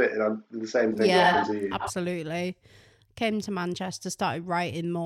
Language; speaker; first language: English; native; English